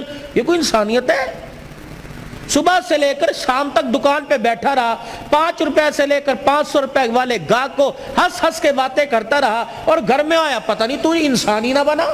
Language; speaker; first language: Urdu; non-native, local second language; Punjabi